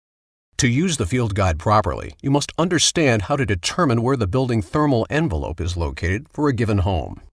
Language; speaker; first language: English; native; English